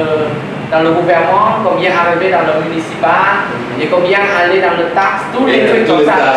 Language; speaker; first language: French; non-native, learner; Vietnamese